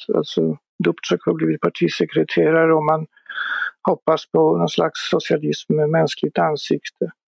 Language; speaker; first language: Swedish; non-native, fluent; Polish